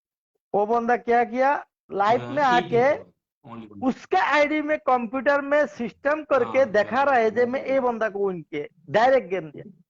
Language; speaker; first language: Hindi; non-native, learner; Bangla